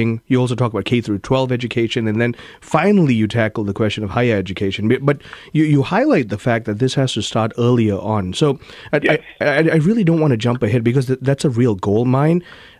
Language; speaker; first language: English; non-native, local second language; Tamil